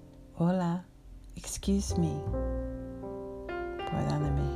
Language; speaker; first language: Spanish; non-native, learner; English